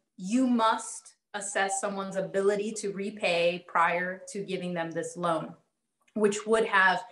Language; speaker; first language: English; native; English